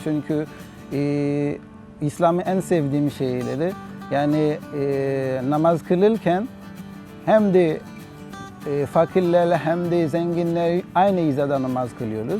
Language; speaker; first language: Turkish; non-native, learner; Haitian Creole